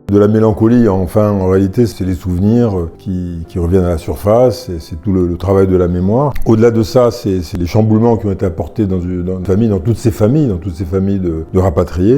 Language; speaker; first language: French; native; French